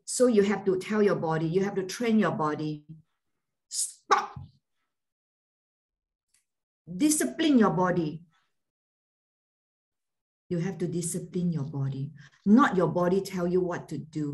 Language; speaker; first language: English; non-native, fluent; Malay